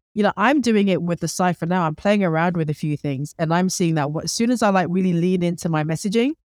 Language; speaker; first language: English; native; English